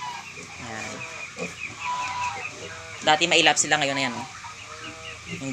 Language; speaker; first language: Filipino; native; Filipino